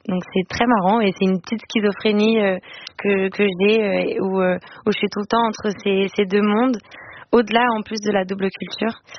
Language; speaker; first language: French; non-native, fluent; Portuguese